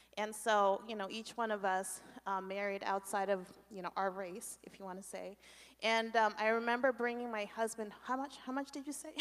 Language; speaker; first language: English; native; English